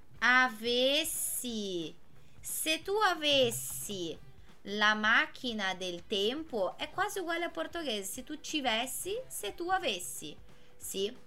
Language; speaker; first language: Italian; non-native, fluent; Portuguese